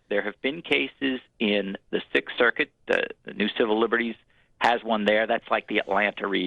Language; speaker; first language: English; native; English